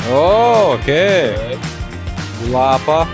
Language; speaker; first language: English; non-native, fluent; Lithuanian